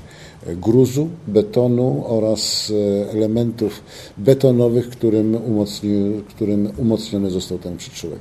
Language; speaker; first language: Polish; native; Polish